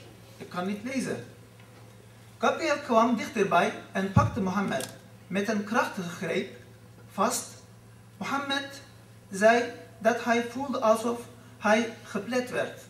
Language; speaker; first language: Dutch; non-native, fluent; Turkish